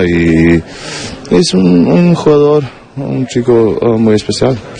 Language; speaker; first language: Spanish; non-native, learner; German